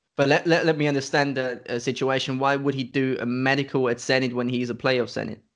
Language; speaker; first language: English; non-native, fluent; German